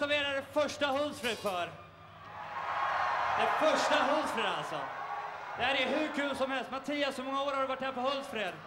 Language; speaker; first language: Swedish; native; Swedish